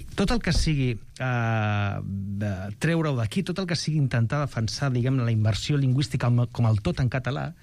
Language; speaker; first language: Catalan; non-native, local second language; Spanish